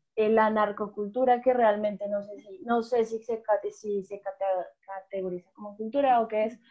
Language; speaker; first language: Spanish; native; Spanish